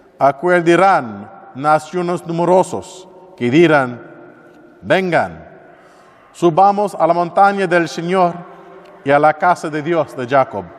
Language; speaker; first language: Spanish; non-native, learner; English